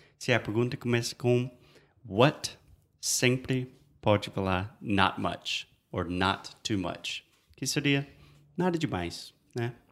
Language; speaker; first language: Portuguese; non-native, fluent; English